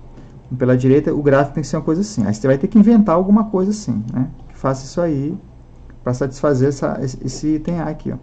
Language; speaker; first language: Portuguese; native; Portuguese